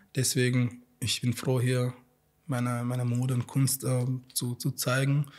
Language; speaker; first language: German; non-native, fluent; Arabic